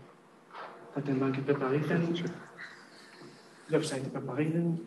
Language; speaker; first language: German; non-native, learner; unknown